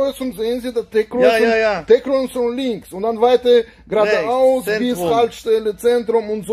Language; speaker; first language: German; non-native, learner; Russian